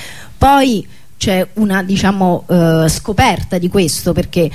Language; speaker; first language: Italian; native; Italian